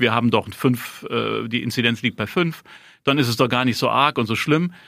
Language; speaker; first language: German; native; German